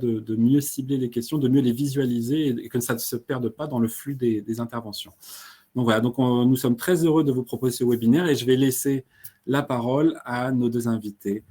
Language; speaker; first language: French; native; French